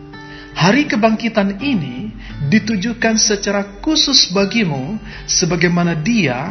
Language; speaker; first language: Indonesian; native; Indonesian